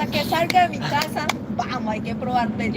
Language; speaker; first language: Spanish; native; Spanish